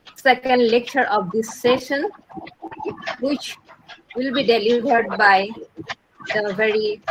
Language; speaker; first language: English; non-native, local second language; Assamese